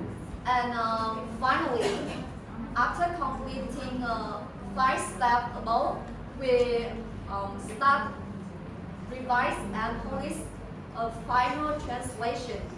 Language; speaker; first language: English; non-native, learner; Vietnamese